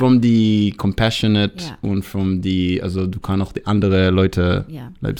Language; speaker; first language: German; non-native, learner; Hebrew